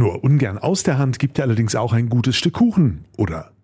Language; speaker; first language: German; native; German